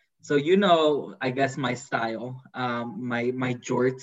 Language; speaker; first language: English; early bilingual, other home language; Spanish